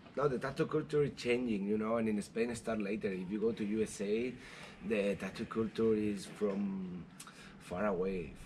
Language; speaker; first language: English; non-native, learner; Spanish